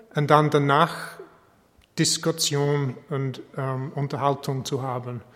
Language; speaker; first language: German; non-native, fluent; English